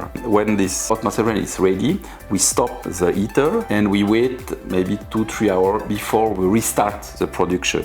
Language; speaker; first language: English; non-native, learner; French